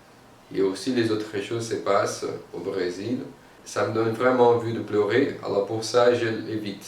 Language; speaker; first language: French; non-native, fluent; Portuguese